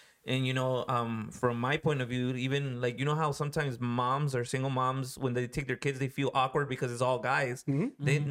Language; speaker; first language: English; early bilingual, other home language; Spanish